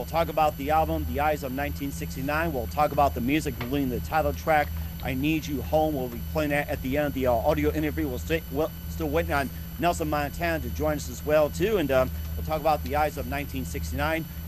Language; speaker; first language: English; native; English